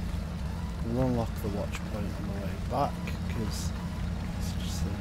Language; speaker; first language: English; native; English